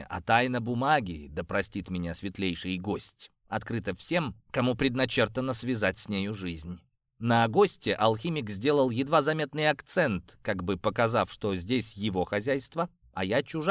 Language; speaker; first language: Russian; native; Russian